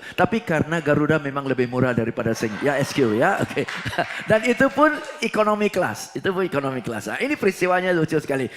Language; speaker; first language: Indonesian; non-native, fluent; English